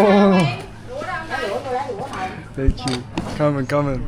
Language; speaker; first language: English; non-native, learner; French